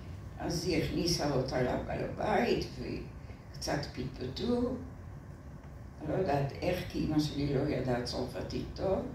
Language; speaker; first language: Hebrew; non-native, fluent; French